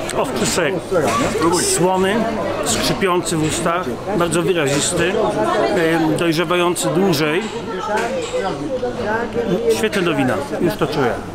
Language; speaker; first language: Polish; native; Polish